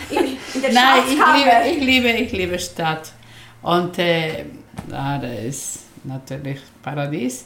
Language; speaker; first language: German; non-native, learner; Spanish